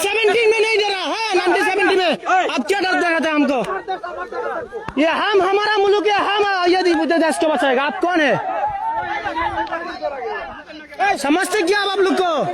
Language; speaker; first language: Hindi; non-native, learner; Bangla